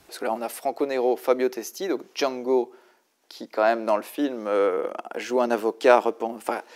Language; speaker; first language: French; native; French